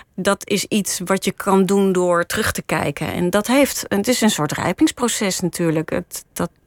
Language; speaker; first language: Dutch; native; Dutch